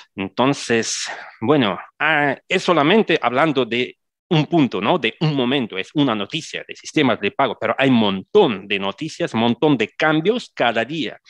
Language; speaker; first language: Spanish; non-native, fluent; Russian